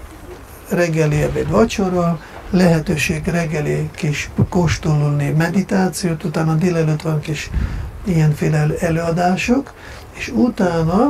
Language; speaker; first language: Hungarian; non-native, fluent; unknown